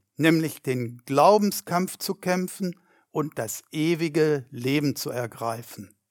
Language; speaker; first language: German; native; German